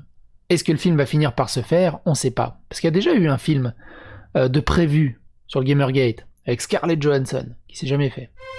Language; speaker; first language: French; native; French